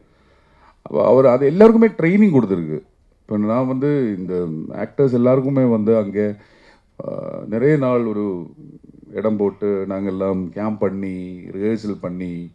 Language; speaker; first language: Tamil; non-native, learner; Malayalam